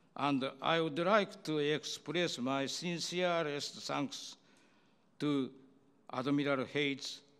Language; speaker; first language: English; non-native, learner; Japanese